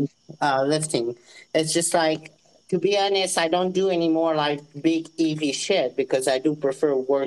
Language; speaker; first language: English; non-native, fluent; French